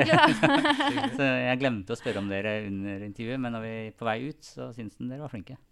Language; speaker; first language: Norwegian; native; Norwegian